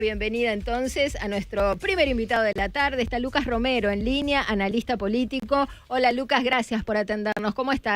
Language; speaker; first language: Spanish; native; Spanish